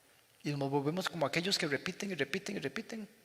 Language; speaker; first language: Spanish; native; Spanish